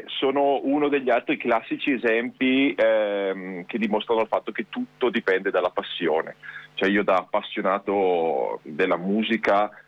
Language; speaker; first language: Italian; native; Italian